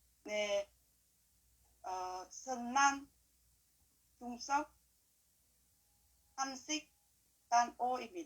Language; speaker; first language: Korean; non-native, learner; Vietnamese